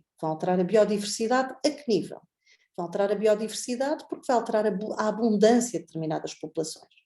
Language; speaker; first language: Portuguese; native; Portuguese